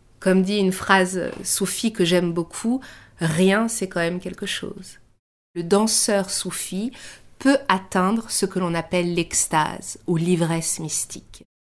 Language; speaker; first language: French; early bilingual, other home language; Persian